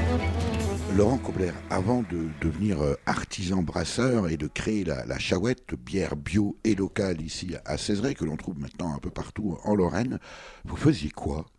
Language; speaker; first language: French; native; French